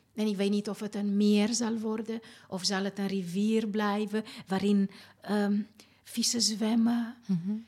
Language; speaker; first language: Dutch; non-native, fluent; Romanian